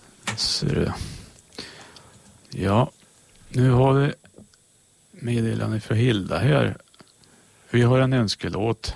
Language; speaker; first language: Swedish; native; Swedish